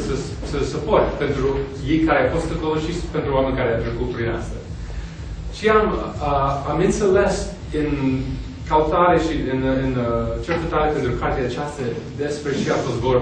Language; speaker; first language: Romanian; non-native, fluent; English